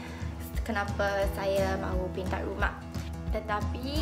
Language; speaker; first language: Indonesian; non-native, learner; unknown